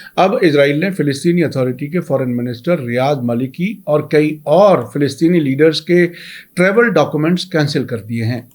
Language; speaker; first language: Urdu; native; Urdu